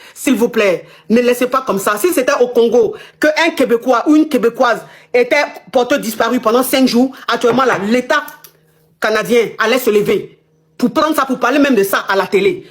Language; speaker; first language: French; non-native, local second language; Lingala